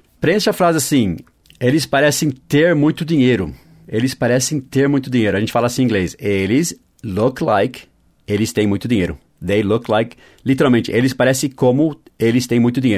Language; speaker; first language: Portuguese; non-native, fluent; English